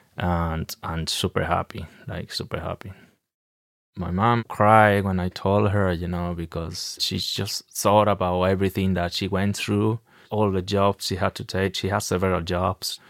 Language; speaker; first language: English; non-native, fluent; Spanish